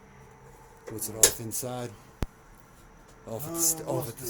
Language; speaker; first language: English; native; English